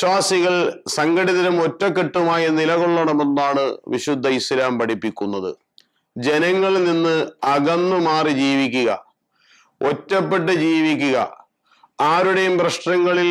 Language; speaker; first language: Malayalam; native; Malayalam